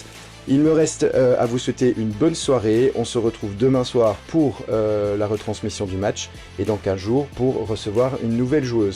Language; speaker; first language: French; native; French